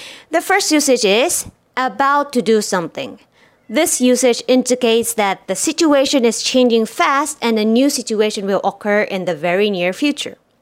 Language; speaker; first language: English; non-native, fluent; Japanese